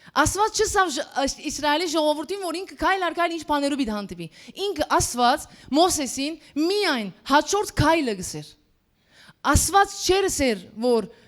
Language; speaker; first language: Armenian; early bilingual, heritage; Armenian